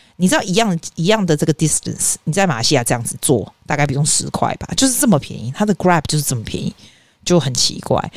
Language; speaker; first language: Chinese; native; Chinese